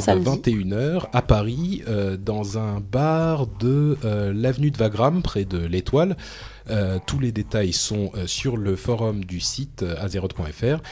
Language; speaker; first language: French; native; French